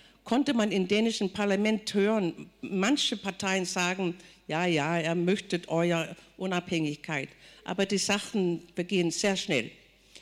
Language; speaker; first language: German; non-native, fluent; Kalaallisut